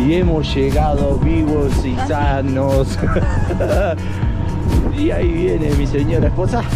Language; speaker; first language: Spanish; native; Spanish